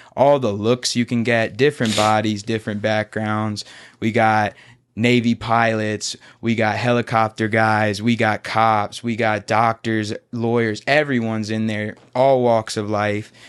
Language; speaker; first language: English; native; English